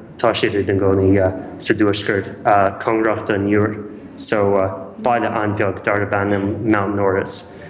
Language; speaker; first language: Irish; non-native, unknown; English